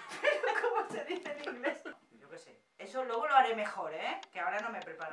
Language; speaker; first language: Spanish; native; Spanish